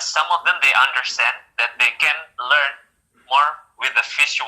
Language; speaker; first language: English; non-native, fluent; Indonesian